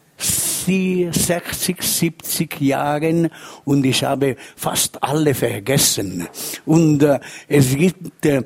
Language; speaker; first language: German; non-native, local second language; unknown